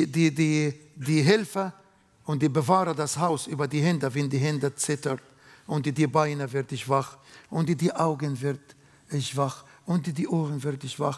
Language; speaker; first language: German; non-native, fluent; Arabic